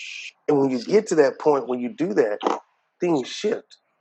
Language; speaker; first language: English; native; English